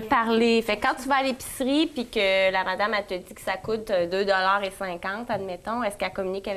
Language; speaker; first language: French; native; French